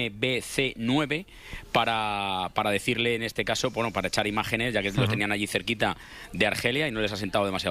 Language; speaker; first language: Spanish; native; Spanish